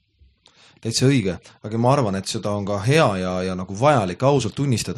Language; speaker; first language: Estonian; native; Estonian